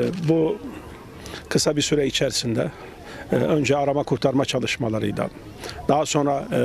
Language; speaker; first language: Turkish; native; Turkish